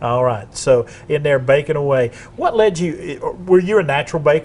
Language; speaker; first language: English; native; English